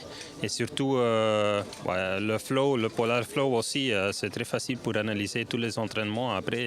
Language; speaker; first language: French; non-native, learner; Dutch